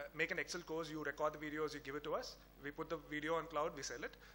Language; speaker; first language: English; non-native, local second language; Tamil